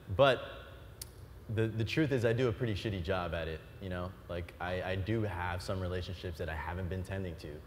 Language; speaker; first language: English; native; English